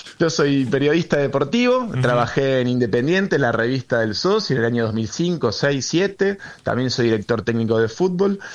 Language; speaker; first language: Spanish; native; Spanish